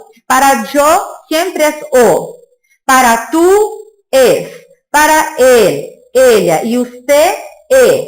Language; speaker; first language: Spanish; non-native, fluent; Portuguese